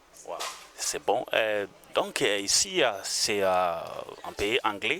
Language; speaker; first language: French; non-native, learner; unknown